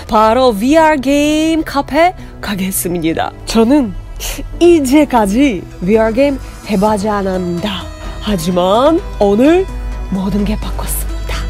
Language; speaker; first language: Korean; non-native, learner; Russian